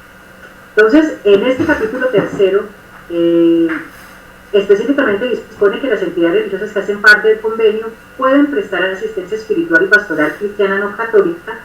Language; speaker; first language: Spanish; native; Spanish